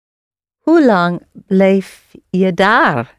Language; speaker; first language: Dutch; non-native, learner; English